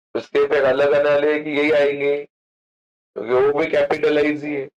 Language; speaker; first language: Hindi; non-native, local second language; Marathi